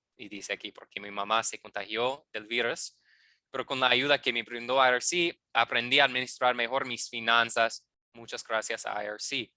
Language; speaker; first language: Spanish; non-native, fluent; English